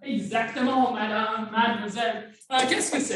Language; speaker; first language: French; non-native, fluent; English